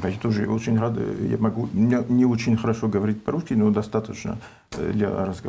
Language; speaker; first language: Russian; non-native, learner; French